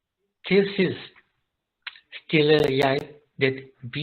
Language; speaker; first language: Danish; non-native, learner; Japanese